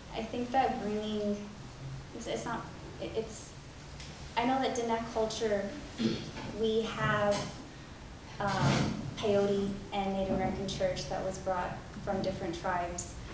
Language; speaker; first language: English; native; English